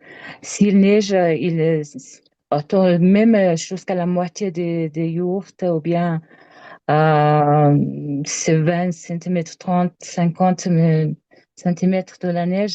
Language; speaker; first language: French; non-native, learner; Mongolian